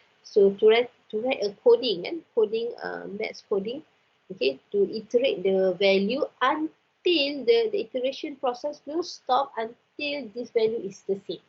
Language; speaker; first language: English; non-native, local second language; Malay